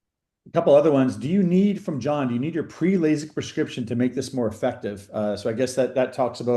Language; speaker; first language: English; native; English